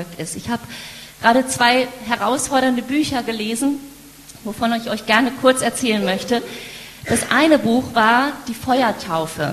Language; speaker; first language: German; native; German